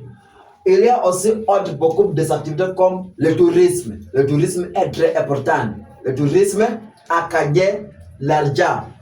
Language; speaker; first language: French; non-native, fluent; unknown